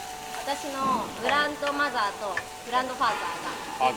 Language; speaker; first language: Japanese; native; Japanese